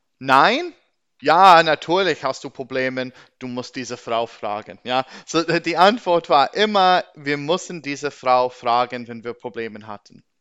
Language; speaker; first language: German; non-native, learner; English